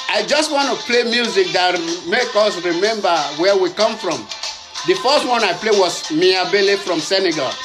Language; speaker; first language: English; non-native, local second language; Yoruba